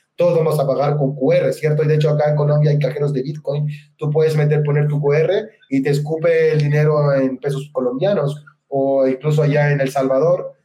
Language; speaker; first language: Spanish; native; Spanish